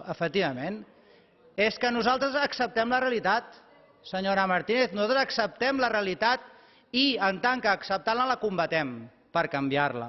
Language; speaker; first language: Catalan; native; Catalan